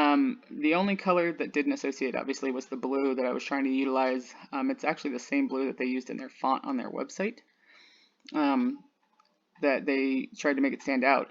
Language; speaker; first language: English; native; English